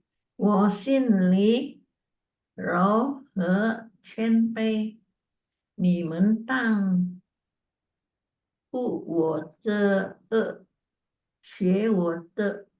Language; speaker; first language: Chinese; non-native, learner; Indonesian